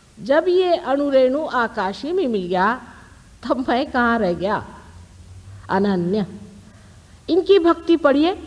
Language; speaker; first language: Hindi; non-native, local second language; Marathi